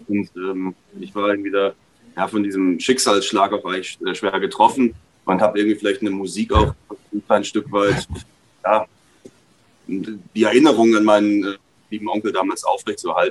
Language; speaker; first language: German; native; German